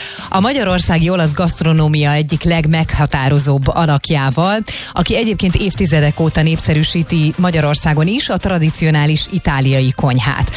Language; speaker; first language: Hungarian; native; Hungarian